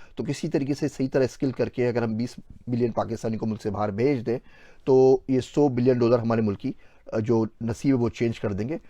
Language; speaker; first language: Urdu; native; Urdu